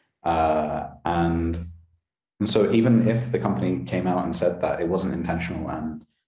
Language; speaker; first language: English; native; English